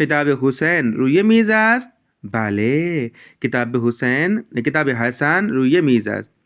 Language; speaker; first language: Persian; non-native, fluent; Urdu